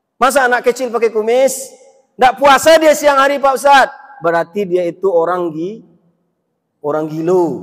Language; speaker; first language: Indonesian; non-native, local second language; Minangkabau